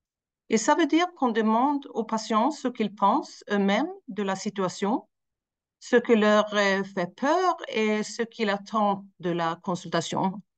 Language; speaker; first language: French; non-native, fluent; Swedish